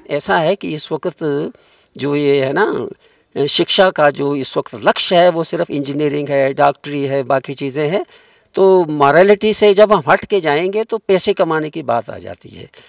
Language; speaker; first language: Hindi; non-native, local second language; Kashmiri